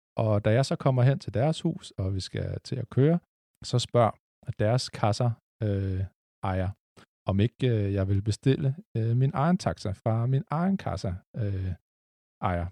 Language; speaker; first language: Danish; native; Danish